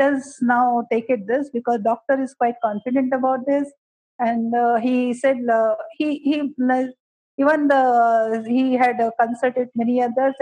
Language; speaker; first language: English; non-native, local second language; Kannada